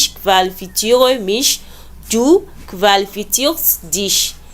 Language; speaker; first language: German; non-native, learner; French